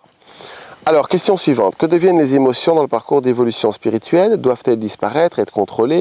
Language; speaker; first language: French; native; French